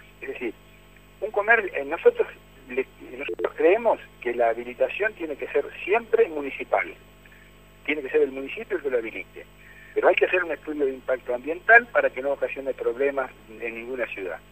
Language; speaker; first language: Spanish; native; Spanish